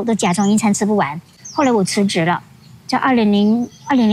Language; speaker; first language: Chinese; non-native, local second language; Hakka Chinese